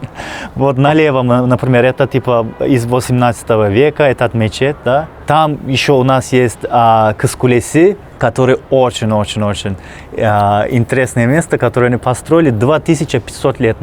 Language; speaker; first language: Russian; non-native, fluent; Turkish